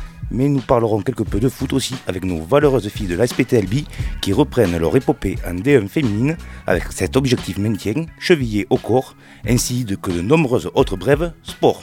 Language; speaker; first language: French; native; French